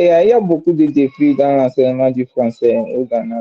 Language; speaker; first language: French; non-native, fluent; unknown